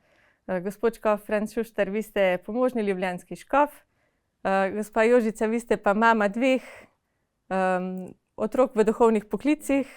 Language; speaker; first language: Slovenian; native; Slovenian